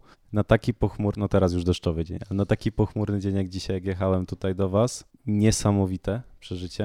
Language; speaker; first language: Polish; native; Polish